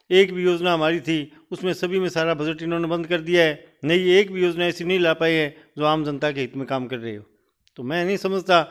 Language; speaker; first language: Hindi; native; Hindi